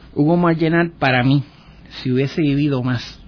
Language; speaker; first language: Spanish; native; Spanish